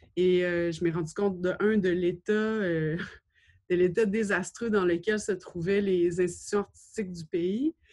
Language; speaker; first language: French; native; French